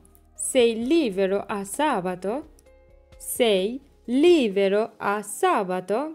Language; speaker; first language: Italian; non-native, learner; Bangla